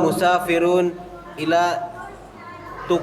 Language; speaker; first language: Arabic; non-native, learner; Indonesian